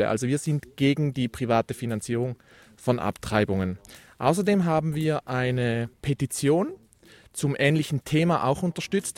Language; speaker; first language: German; native; German